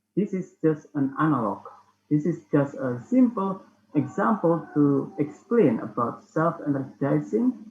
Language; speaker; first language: English; non-native, fluent; Indonesian